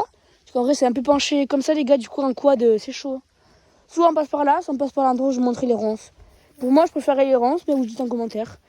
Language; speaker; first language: French; native; French